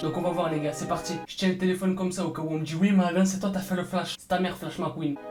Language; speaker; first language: French; native; French